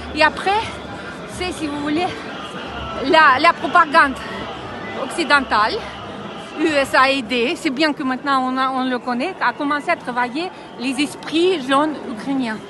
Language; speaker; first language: French; non-native, fluent; Russian